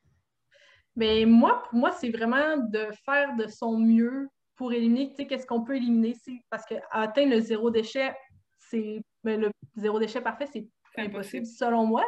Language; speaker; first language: French; native; French